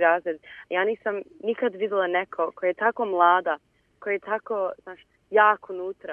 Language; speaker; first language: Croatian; early bilingual, heritage; Bosnian